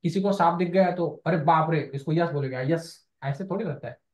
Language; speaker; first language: Hindi; non-native, local second language; Marathi